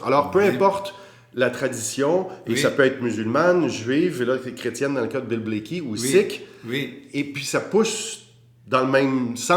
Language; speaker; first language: French; native; French